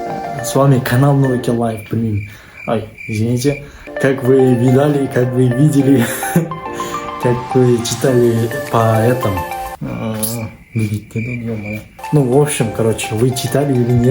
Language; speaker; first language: Russian; non-native, local second language; Kazakh